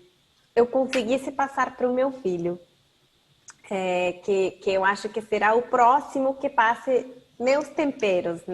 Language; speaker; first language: Portuguese; non-native, fluent; Spanish